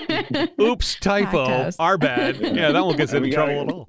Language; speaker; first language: English; native; English